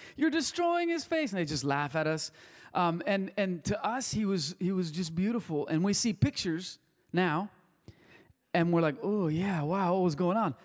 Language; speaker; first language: English; early bilingual, other home language; Spanish